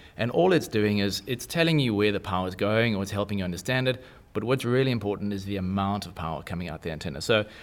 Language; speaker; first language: English; native; English